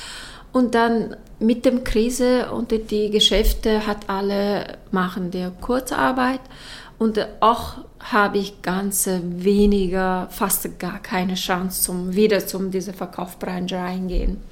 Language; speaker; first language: German; non-native, learner; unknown